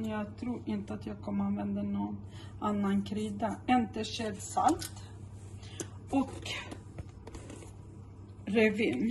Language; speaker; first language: Swedish; non-native, local second language; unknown